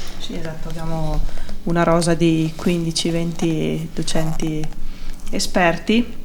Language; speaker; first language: Italian; native; Italian